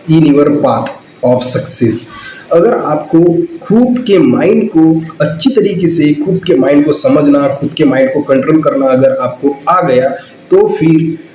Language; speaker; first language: Hindi; non-native, local second language; Marathi